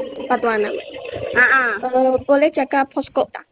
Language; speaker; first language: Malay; non-native, local second language; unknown